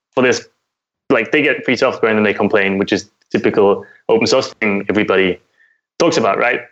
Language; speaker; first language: English; non-native, fluent; German